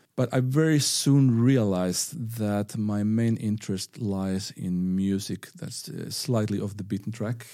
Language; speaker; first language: English; non-native, fluent; Spanish